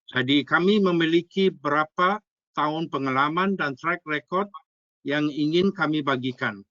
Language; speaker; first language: Indonesian; non-native, fluent; English